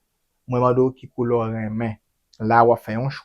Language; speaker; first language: French; non-native, learner; Haitian Creole